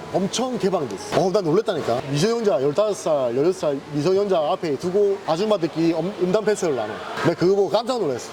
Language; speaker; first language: Korean; native; Korean